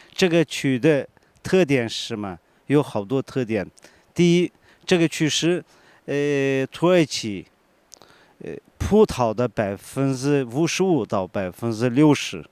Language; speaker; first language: Chinese; non-native, fluent; Turkish